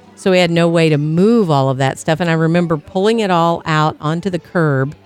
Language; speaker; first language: English; native; English